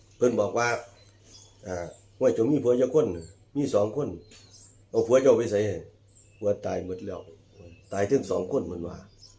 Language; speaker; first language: Thai; native; Thai